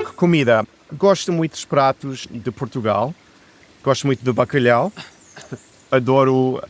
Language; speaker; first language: Portuguese; non-native, fluent; English